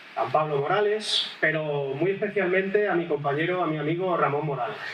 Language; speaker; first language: Spanish; non-native, local second language; Catalan